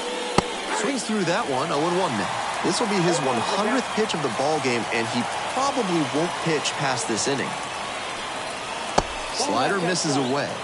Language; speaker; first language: English; native; English